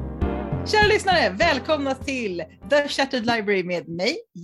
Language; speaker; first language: Swedish; native; Swedish